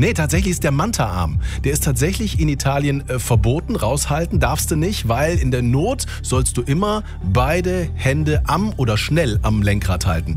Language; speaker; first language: German; native; German